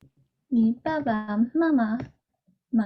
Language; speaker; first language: Chinese; non-native, learner; Norwegian